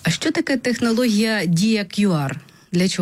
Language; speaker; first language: Ukrainian; native; Ukrainian